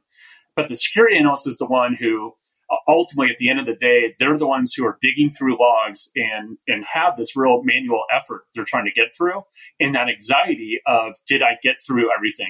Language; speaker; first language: English; native; English